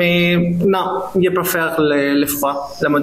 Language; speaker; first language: French; non-native, fluent; Spanish